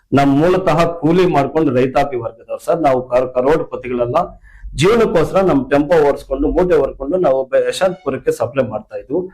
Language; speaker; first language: Kannada; native; Kannada